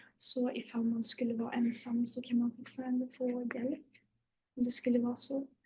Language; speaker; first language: Swedish; native; Swedish